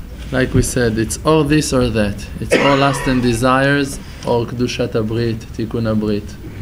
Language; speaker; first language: English; non-native, fluent; Hebrew